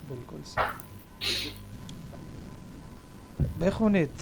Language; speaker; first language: Persian; non-native, fluent; Urdu